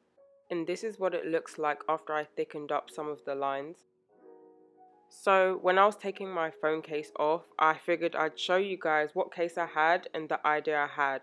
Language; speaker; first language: English; native; English